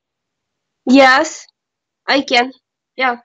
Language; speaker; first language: English; non-native, learner; Russian